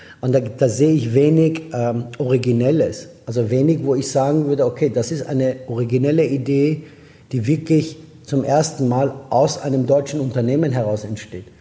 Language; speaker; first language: German; non-native, fluent; Persian